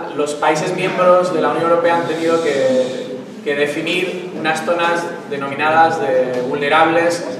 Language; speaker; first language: Spanish; native; Spanish